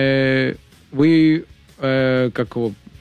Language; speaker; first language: English; non-native, learner; Russian